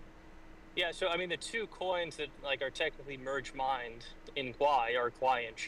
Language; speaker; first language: English; native; English